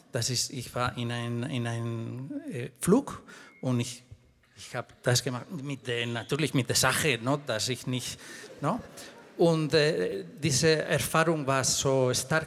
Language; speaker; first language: German; non-native, fluent; Spanish